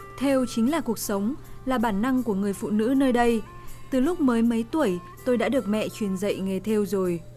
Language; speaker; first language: Vietnamese; non-native, local second language; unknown